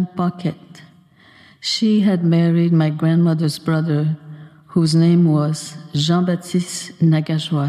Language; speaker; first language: English; native; English